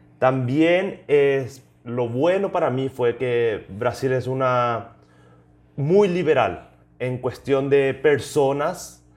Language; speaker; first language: Spanish; native; Spanish